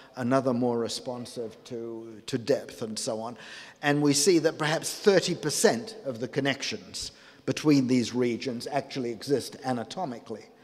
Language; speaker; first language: English; native; English